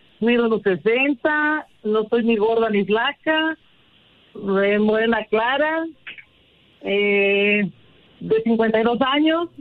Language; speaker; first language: Spanish; native; Spanish